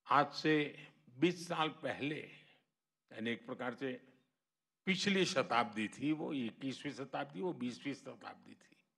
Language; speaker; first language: Hindi; non-native, local second language; Gujarati